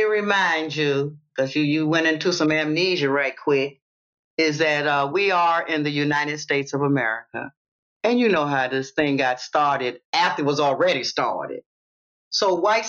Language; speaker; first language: English; native; English